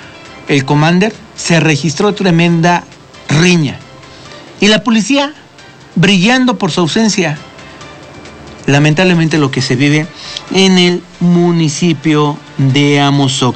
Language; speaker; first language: Spanish; native; Spanish